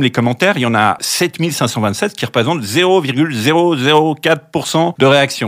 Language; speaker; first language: French; native; French